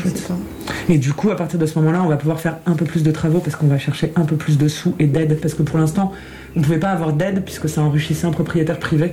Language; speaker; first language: French; native; French